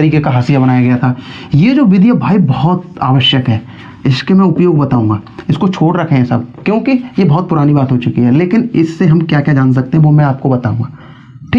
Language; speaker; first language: Hindi; native; Hindi